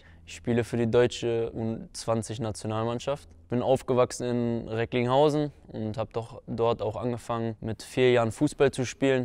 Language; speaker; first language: German; early bilingual, other home language; Turkish